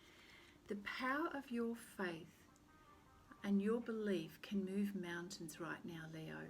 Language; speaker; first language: English; native; English